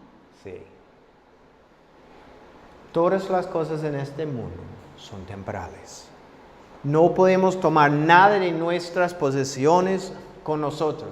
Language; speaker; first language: Spanish; non-native, fluent; English